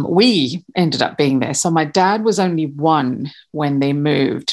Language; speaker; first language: English; non-native, local second language; Kachhi